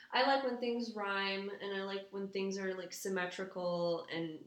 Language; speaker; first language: English; native; English